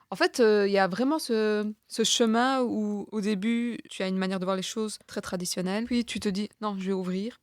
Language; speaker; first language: French; early bilingual, other home language; Turkish